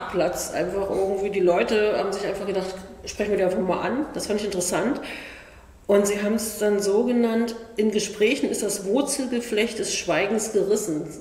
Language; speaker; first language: German; native; German